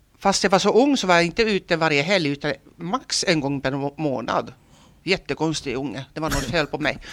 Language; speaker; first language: Swedish; non-native, local second language; Finnish